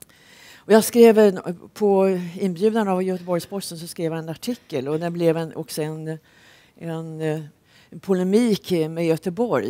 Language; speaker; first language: Swedish; native; Swedish